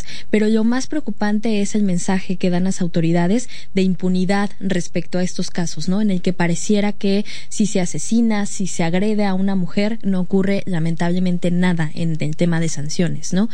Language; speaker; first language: Spanish; native; Spanish